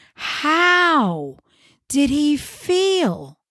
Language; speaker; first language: English; native; English